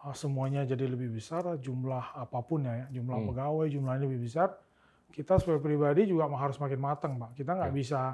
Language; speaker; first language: Indonesian; native; Indonesian